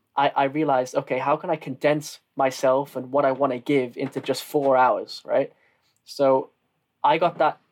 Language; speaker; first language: English; native; English